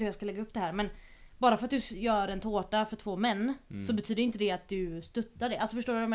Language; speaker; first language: Swedish; native; Swedish